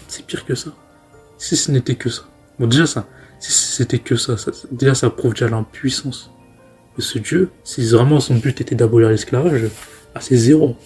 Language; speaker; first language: French; native; French